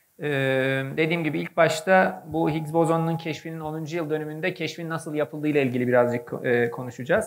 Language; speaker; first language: Turkish; native; Turkish